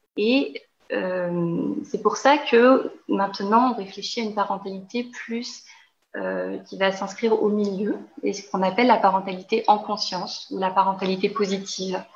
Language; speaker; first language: French; native; French